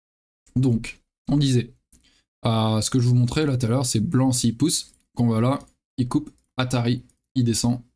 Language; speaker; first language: French; native; French